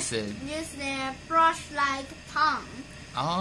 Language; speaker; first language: English; non-native, learner; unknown